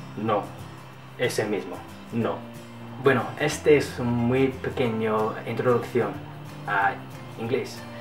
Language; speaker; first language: Spanish; non-native, learner; English